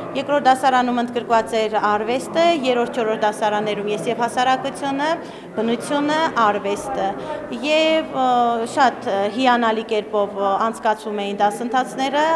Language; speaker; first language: Armenian; native; Armenian